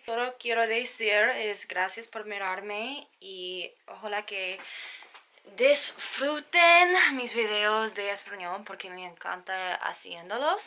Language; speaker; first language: Spanish; non-native, learner; English